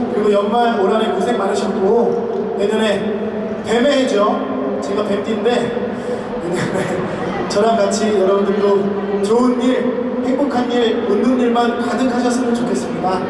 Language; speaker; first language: Korean; native; Korean